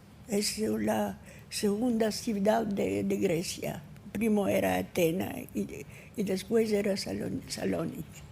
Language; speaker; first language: Spanish; early bilingual, heritage; Ladino